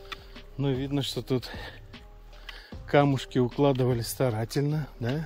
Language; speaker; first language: Russian; native; Russian